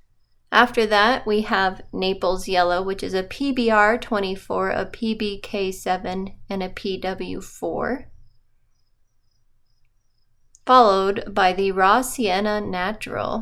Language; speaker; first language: English; native; English